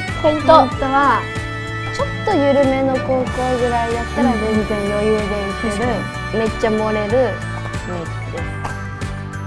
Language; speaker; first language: Japanese; native; Japanese